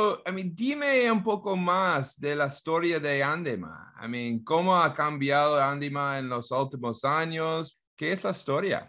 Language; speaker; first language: Spanish; non-native, learner; English